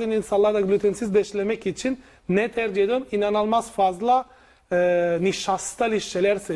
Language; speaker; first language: Turkish; non-native, learner; Italian